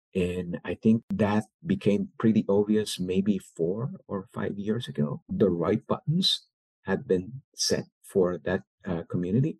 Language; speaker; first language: English; early bilingual, other home language; Spanish